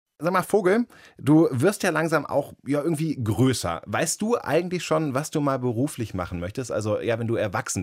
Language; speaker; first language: German; native; German